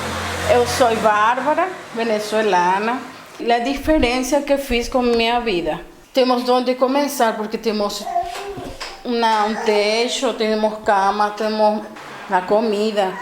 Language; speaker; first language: Portuguese; non-native, learner; Spanish